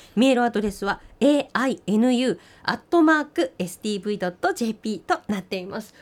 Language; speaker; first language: Japanese; native; Japanese